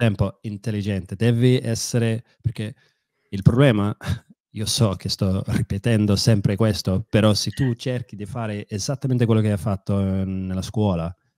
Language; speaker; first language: Italian; non-native, fluent; English